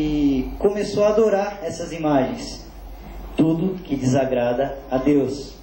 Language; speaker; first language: Portuguese; native; Portuguese